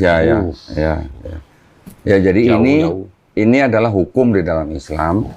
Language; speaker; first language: Indonesian; native; Indonesian